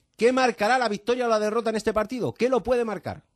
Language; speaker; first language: Spanish; native; Spanish